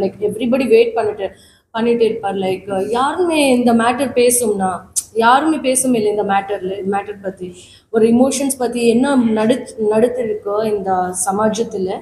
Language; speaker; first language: Tamil; non-native, learner; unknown